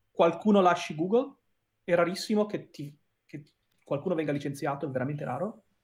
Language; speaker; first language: Italian; native; Italian